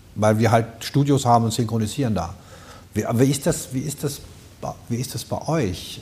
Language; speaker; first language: German; native; German